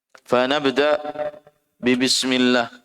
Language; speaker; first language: Arabic; non-native, fluent; Indonesian